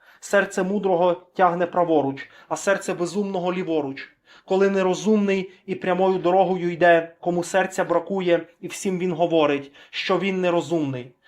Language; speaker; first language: Ukrainian; native; Ukrainian